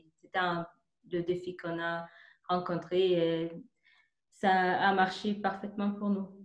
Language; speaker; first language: French; non-native, fluent; Kinyarwanda